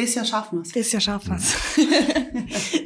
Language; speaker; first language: German; native; German